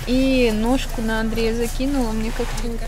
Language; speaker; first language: Russian; native; Russian